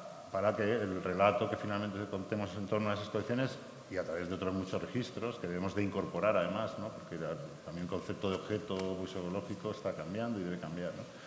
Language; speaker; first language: Spanish; native; Spanish